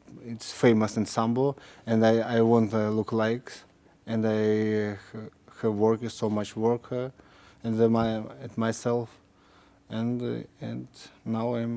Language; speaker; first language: English; non-native, learner; Russian